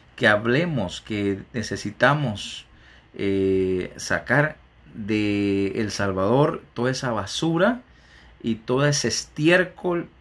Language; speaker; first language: Spanish; native; Spanish